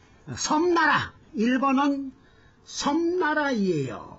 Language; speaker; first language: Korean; non-native, fluent; Japanese